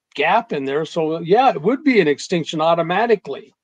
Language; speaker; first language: English; native; English